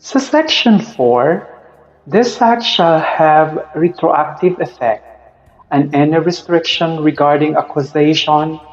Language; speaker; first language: English; non-native, local second language; Filipino